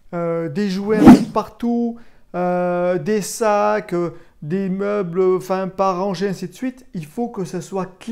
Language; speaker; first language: French; native; French